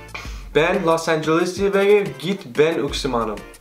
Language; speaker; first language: Turkish; non-native, learner; Persian